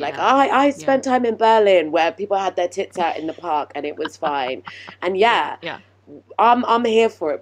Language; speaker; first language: English; native; English